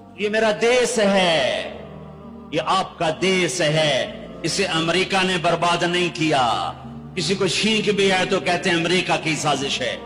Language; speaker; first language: Urdu; non-native, local second language; Punjabi